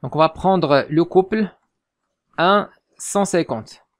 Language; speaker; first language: French; non-native, local second language; Arabic